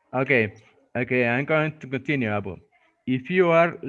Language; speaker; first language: English; non-native, fluent; Spanish